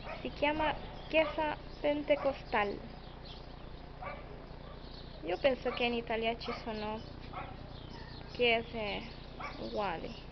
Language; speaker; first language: Italian; non-native, learner; Spanish